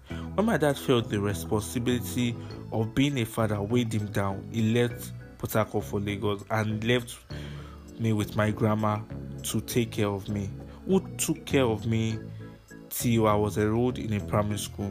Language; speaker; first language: English; non-native, local second language; Yoruba